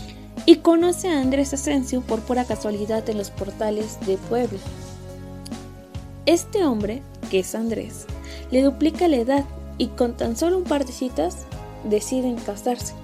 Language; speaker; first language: Spanish; native; Spanish